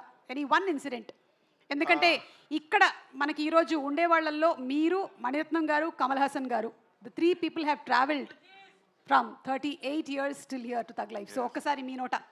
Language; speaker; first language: Telugu; native; Telugu